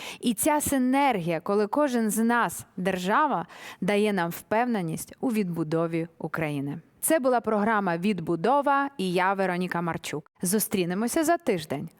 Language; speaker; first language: Ukrainian; native; Ukrainian